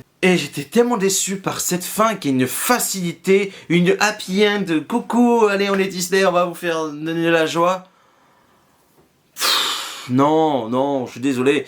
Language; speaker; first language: French; native; French